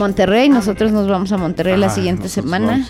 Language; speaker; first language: Spanish; native; Spanish